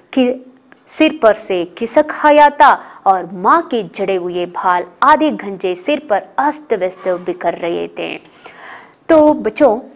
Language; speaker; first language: Hindi; non-native, local second language; Kannada